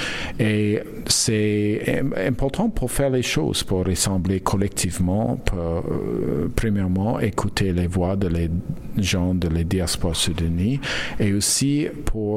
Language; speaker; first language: French; non-native, learner; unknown